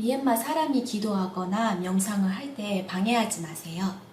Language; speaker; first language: Korean; non-native, fluent; Burmese